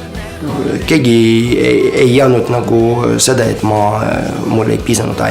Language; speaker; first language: Estonian; non-native, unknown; Ukrainian